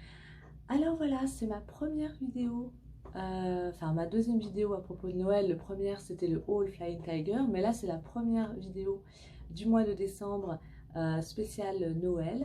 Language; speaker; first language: French; native; French